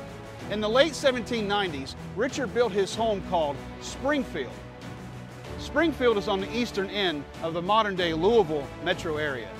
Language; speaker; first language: English; native; English